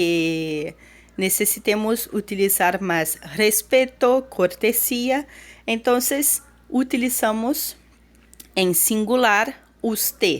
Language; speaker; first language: Spanish; non-native, fluent; Portuguese